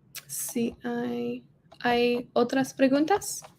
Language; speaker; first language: Spanish; non-native, learner; English